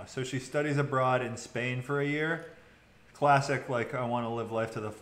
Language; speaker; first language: English; native; English